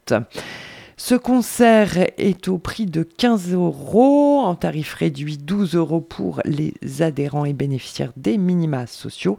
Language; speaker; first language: French; native; French